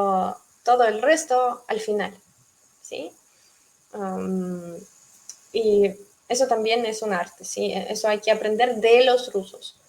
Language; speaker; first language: Spanish; non-native, fluent; Russian